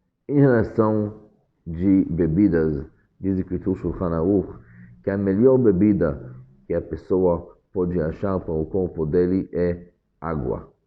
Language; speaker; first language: Portuguese; non-native, fluent; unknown